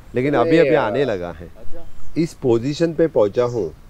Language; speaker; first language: Hindi; non-native, local second language; Konkani